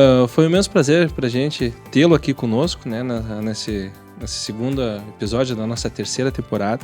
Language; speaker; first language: Portuguese; native; Portuguese